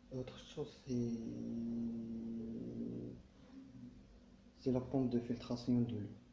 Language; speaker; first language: French; non-native, learner; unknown